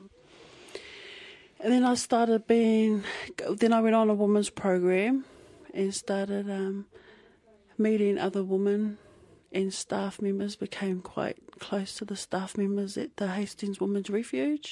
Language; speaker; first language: English; native; English